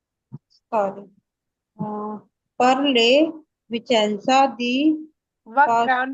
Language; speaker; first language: Italian; non-native, learner; Punjabi